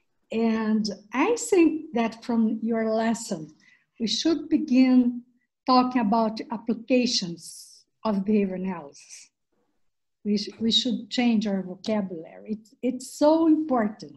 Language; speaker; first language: English; non-native, fluent; Portuguese